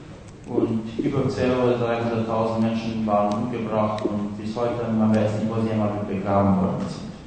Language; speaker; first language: German; non-native, fluent; Kurdish